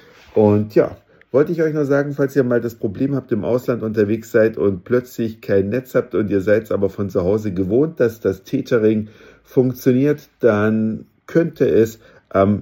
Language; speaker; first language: German; native; German